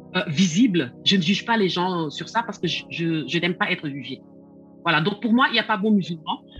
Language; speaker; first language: French; non-native, local second language; Wolof